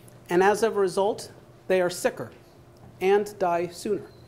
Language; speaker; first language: English; early bilingual, other home language; Spanish